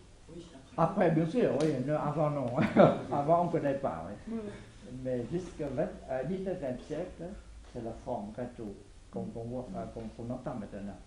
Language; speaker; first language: French; non-native, fluent; Vietnamese